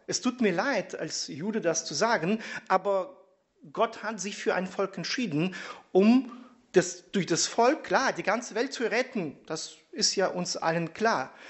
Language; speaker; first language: German; non-native, fluent; Russian